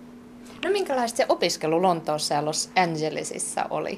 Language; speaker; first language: Finnish; native; Finnish